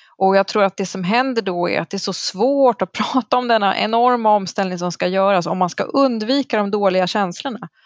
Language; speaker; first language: Swedish; native; Swedish